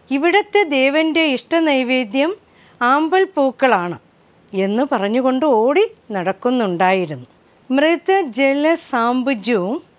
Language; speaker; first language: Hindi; non-native, local second language; Malayalam